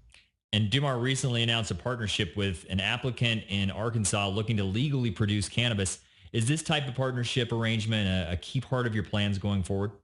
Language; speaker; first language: English; native; English